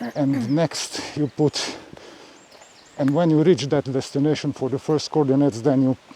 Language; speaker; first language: English; non-native, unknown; Slovenian